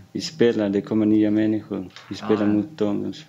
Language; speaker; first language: Swedish; non-native, fluent; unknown